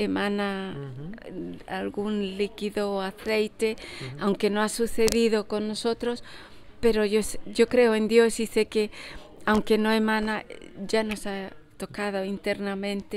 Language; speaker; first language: Spanish; early bilingual, heritage; Spanish